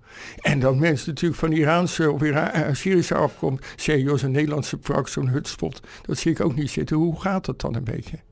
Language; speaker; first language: Dutch; native; Dutch